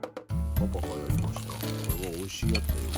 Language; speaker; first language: Japanese; native; Japanese